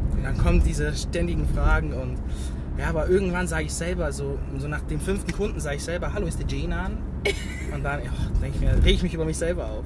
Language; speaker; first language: German; early bilingual, other home language; Bosnian